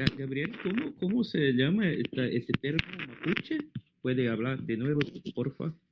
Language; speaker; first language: Spanish; non-native, learner; Portuguese